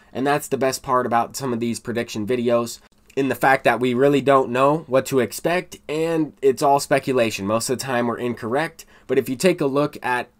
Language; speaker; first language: English; native; English